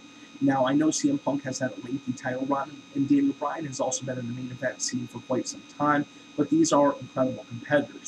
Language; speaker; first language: English; native; English